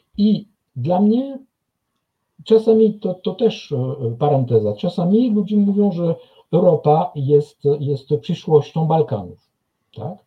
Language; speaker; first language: Polish; non-native, fluent; French